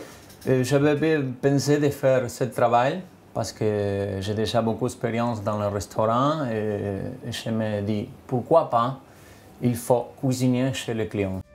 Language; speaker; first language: French; non-native, fluent; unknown